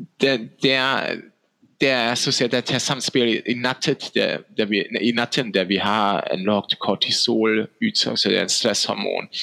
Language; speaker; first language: Swedish; non-native, fluent; German